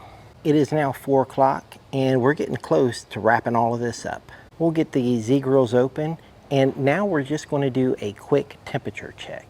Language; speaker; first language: English; native; English